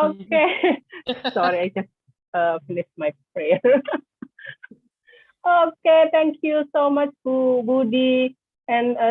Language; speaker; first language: English; non-native, fluent; Indonesian